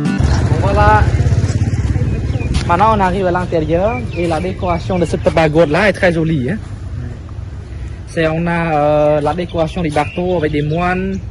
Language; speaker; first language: French; non-native, fluent; Khmer